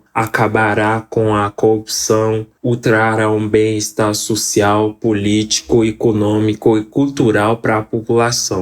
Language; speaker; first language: Portuguese; non-native, fluent; Haitian Creole